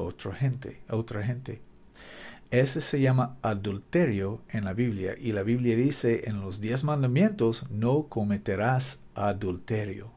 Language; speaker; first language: Spanish; non-native, learner; English